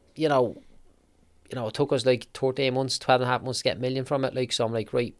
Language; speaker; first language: English; native; English